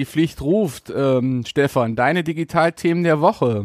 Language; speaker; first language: German; native; German